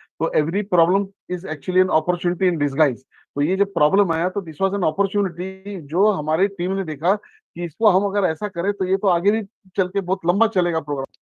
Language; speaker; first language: Hindi; native; Hindi